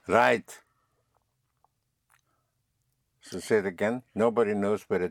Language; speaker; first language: English; non-native, fluent; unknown